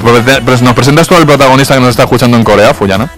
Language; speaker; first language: Spanish; native; Spanish